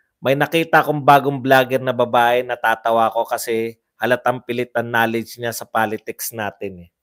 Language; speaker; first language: Filipino; non-native, local second language; Cebuano